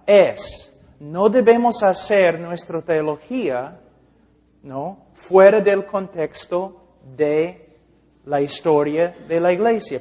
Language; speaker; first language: Spanish; non-native, fluent; English